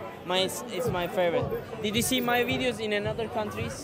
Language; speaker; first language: English; non-native, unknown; Turkish